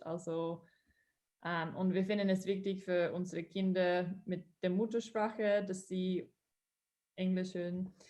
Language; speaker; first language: German; non-native, learner; English